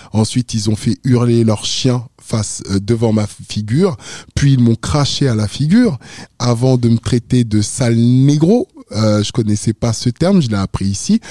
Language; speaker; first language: French; early bilingual, other home language; Wolof